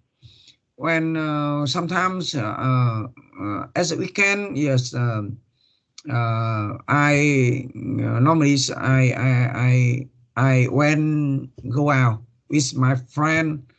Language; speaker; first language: English; non-native, learner; Vietnamese